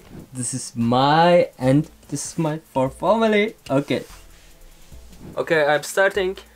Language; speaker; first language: English; non-native, learner; Turkish